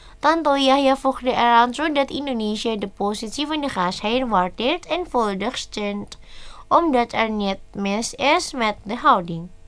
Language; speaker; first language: Dutch; non-native, learner; Indonesian